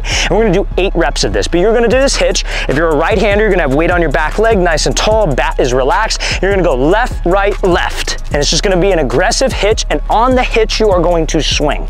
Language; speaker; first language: English; native; English